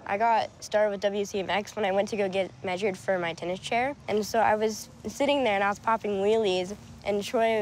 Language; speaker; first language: English; native; English